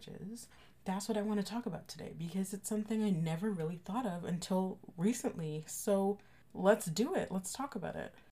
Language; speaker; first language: English; native; English